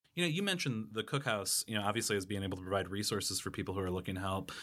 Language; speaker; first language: English; native; English